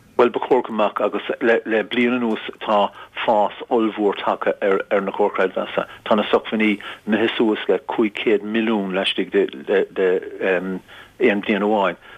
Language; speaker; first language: Irish; native; Irish